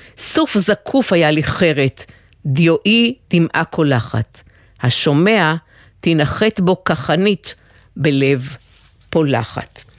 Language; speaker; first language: Hebrew; native; Hebrew